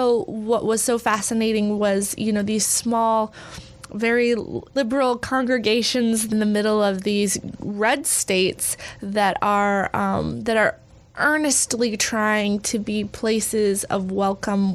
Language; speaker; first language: English; native; English